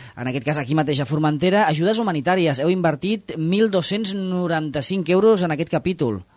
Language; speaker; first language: Catalan; native; Catalan